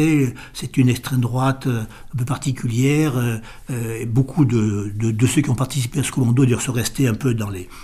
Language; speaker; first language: French; native; French